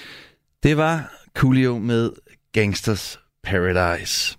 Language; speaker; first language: Danish; native; Danish